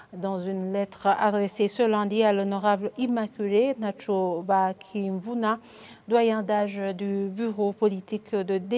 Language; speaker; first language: French; non-native, local second language; Rundi